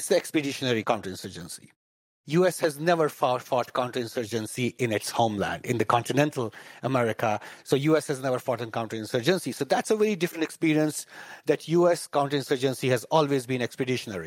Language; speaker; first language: English; non-native, local second language; Kashmiri